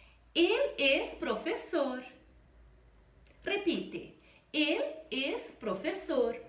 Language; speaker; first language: Spanish; non-native, fluent; Portuguese